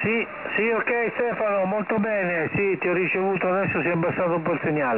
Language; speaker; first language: Italian; native; Italian